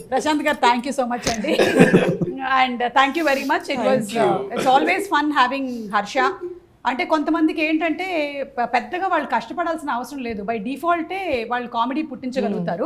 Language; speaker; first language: Telugu; native; Telugu